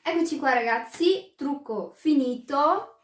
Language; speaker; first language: Italian; early bilingual, other home language; Arabic